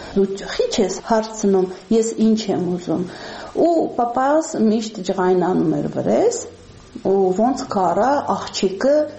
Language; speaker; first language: Armenian; non-native, fluent; Uzbek